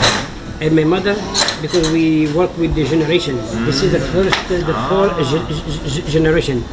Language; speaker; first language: English; non-native, fluent; Arabic